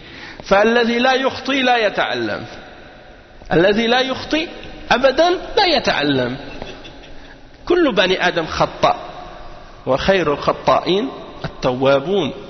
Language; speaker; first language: Arabic; non-native, fluent; French